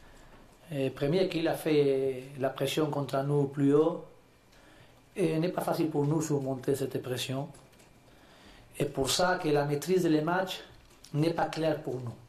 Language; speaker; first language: French; non-native, learner; Spanish